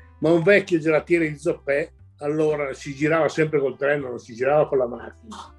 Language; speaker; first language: Italian; native; Italian